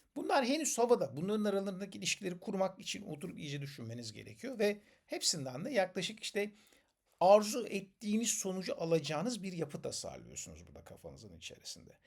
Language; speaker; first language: Turkish; native; Turkish